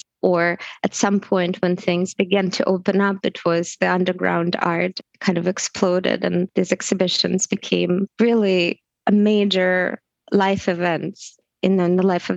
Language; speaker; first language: English; non-native, fluent; Russian